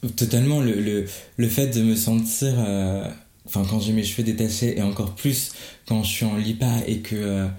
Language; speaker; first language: French; native; French